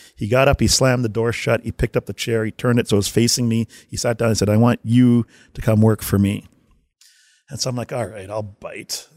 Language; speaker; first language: English; native; English